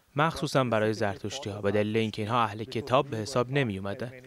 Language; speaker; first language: Persian; early bilingual, heritage; Arabic